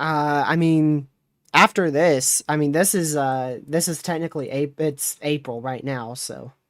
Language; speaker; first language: English; native; English